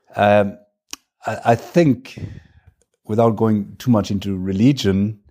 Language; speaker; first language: English; non-native, fluent; German